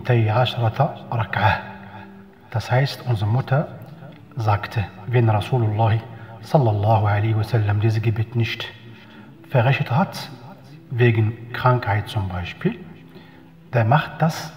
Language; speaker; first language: German; non-native, fluent; Arabic